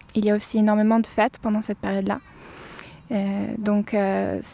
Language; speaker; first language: French; native; French